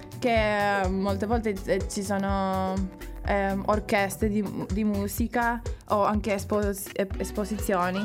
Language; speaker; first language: Italian; non-native, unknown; Spanish